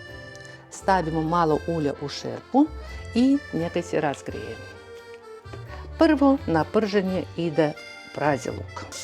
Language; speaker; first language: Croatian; non-native, fluent; Russian